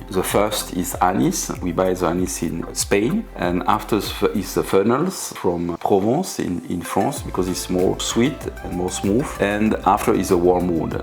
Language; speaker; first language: English; non-native, learner; French